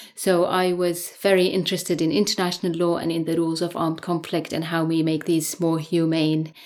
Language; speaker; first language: English; non-native, fluent; Arabic